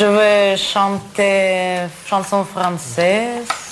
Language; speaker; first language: French; non-native, learner; Russian